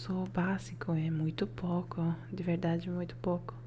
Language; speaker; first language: Portuguese; non-native, learner; Italian